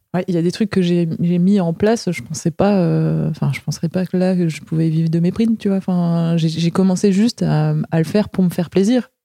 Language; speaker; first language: French; native; French